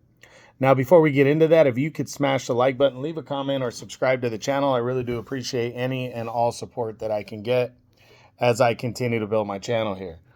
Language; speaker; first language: English; native; English